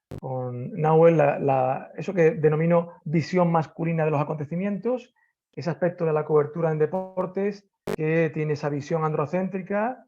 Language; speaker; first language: Spanish; native; Spanish